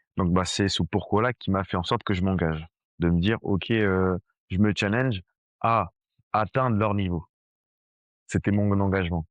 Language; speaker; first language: French; early bilingual, other home language; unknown